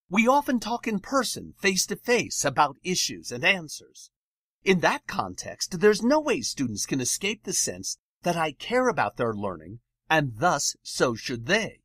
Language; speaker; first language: English; native; English